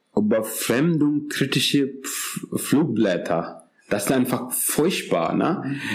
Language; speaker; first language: German; non-native, fluent; Urdu